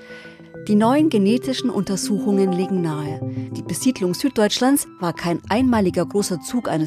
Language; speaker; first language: German; native; German